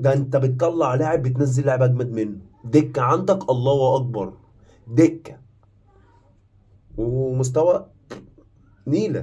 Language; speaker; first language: Arabic; native; Arabic